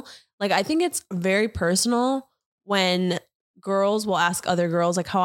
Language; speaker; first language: English; early bilingual, other home language; Spanish